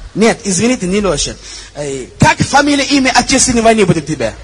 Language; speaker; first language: Russian; non-native, learner; Uzbek